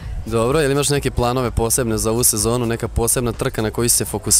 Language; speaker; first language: Serbian; native; Serbian